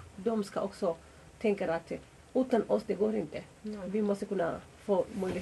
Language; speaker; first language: Swedish; non-native, fluent; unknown